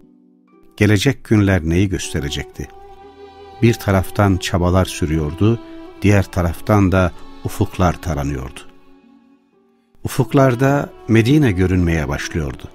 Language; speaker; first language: Turkish; native; Turkish